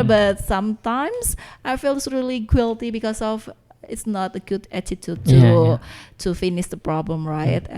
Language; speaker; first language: English; non-native, learner; Indonesian